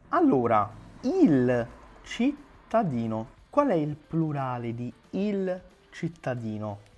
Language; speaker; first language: Italian; non-native, fluent; Portuguese